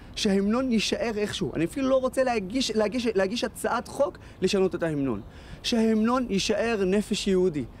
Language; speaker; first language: Hebrew; non-native, local second language; Arabic